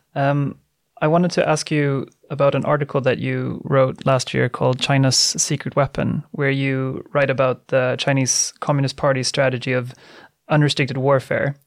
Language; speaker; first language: English; non-native, fluent; Swedish